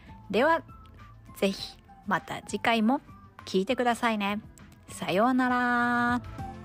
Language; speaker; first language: Japanese; native; Japanese